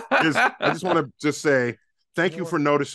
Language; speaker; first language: English; native; English